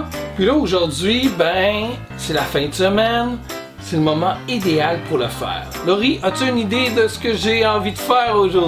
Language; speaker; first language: French; native; French